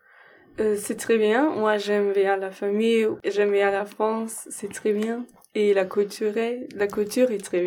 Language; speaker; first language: French; non-native, learner; German